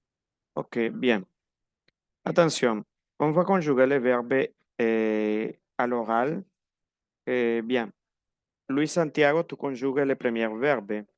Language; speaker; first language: French; non-native, fluent; Spanish